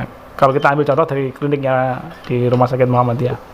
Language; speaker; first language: Indonesian; native; Indonesian